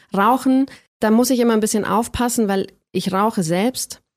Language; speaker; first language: German; native; German